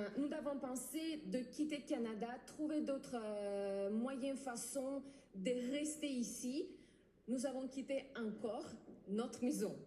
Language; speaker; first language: French; non-native, learner; Ukrainian